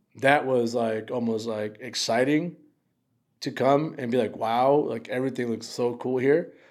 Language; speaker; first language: English; early bilingual, other home language; Spanish